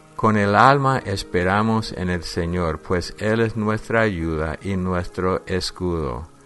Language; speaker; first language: Spanish; non-native, fluent; English